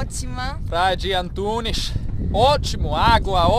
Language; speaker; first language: Portuguese; non-native, learner; Greek